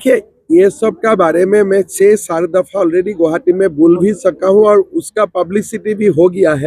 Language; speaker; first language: Hindi; non-native, local second language; Assamese